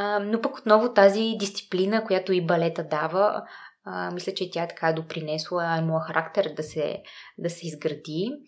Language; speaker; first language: Bulgarian; native; Bulgarian